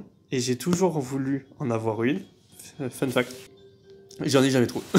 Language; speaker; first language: French; native; French